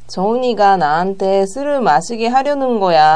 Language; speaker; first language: Korean; non-native, learner; Japanese